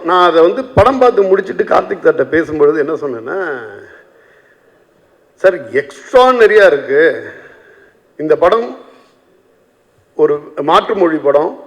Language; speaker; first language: Tamil; native; Tamil